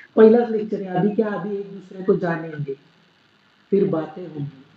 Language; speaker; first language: Hindi; non-native, local second language; Marathi